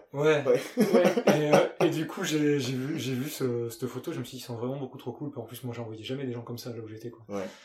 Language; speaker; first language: French; native; French